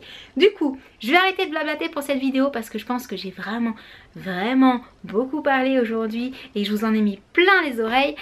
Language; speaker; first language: French; native; French